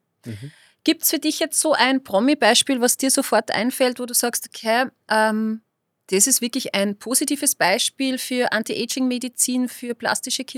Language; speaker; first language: German; native; German